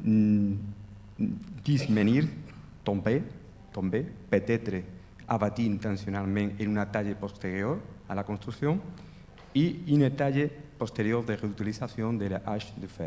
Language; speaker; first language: French; non-native, fluent; Spanish